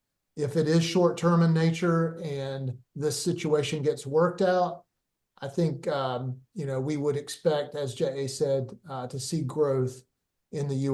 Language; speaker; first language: English; native; English